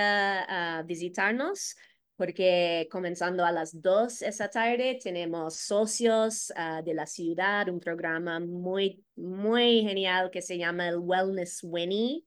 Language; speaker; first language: Spanish; non-native, fluent; English